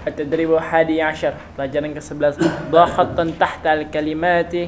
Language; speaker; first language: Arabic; non-native, learner; Indonesian